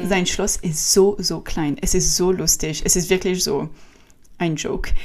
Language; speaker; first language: German; non-native, learner; French